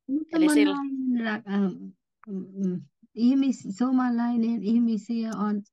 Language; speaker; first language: Finnish; non-native, learner; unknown